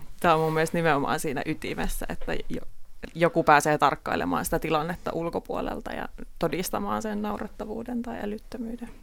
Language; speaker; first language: Finnish; native; Finnish